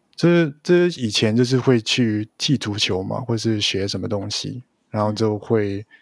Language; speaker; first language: Chinese; non-native, local second language; Cantonese